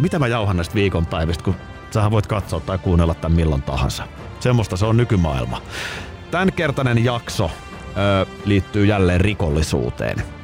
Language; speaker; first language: Finnish; native; Finnish